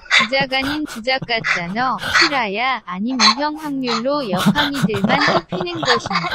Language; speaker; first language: Korean; native; Korean